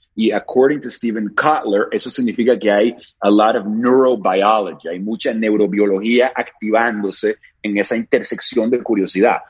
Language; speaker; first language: Spanish; native; Spanish